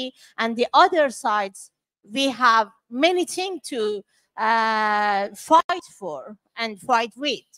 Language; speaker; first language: English; non-native, fluent; Persian